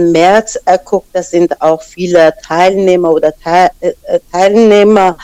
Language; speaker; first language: German; non-native, fluent; Persian